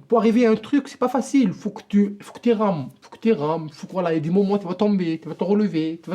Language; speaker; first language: French; non-native, local second language; Arabic